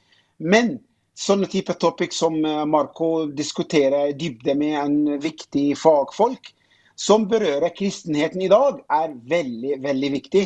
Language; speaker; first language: Norwegian; non-native, fluent; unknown